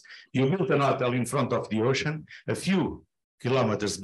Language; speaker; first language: English; non-native, fluent; Portuguese